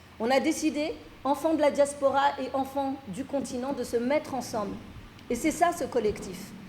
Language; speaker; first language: French; early bilingual, other home language; Fula